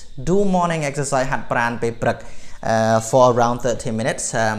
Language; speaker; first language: English; non-native, fluent; Khmer